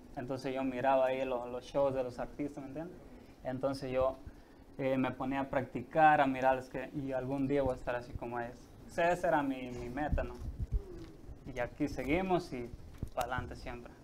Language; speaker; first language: Spanish; native; Spanish